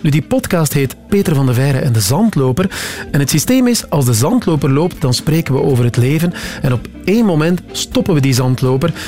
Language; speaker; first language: Dutch; native; Dutch